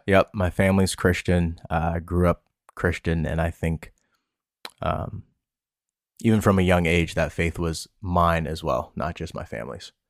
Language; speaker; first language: English; native; English